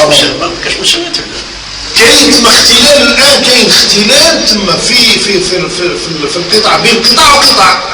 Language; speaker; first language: Arabic; native; Arabic